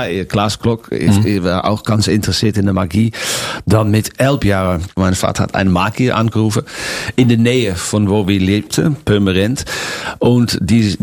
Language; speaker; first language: German; non-native, fluent; Dutch